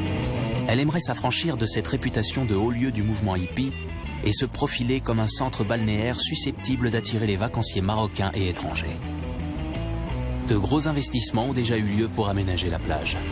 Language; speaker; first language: French; native; French